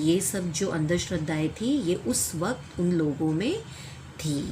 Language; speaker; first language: Hindi; non-native, local second language; Marathi